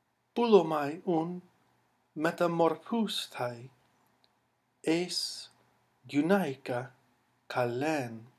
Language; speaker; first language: Greek; non-native, fluent; English